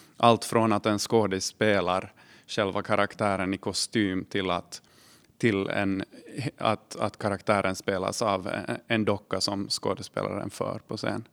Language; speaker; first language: Swedish; native; Swedish